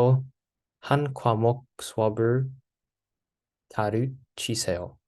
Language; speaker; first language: Korean; non-native, learner; English